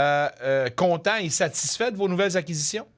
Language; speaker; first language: French; native; French